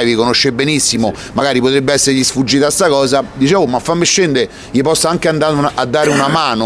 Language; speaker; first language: Italian; native; Italian